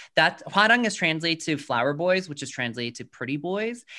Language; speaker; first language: English; native; English